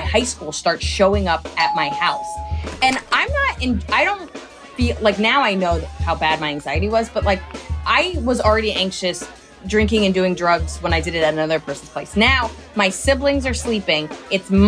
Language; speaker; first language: English; native; English